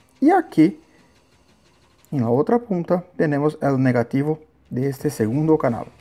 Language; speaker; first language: Spanish; non-native, learner; Portuguese